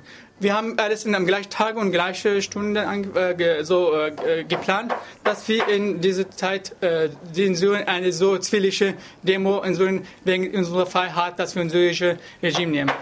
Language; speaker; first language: German; non-native, learner; Arabic